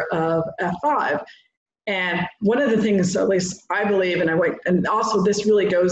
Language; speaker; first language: English; native; English